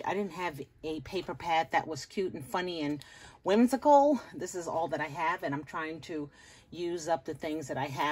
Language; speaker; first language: English; native; English